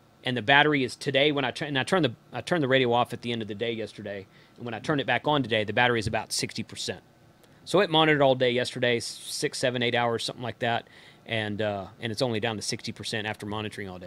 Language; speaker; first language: English; native; English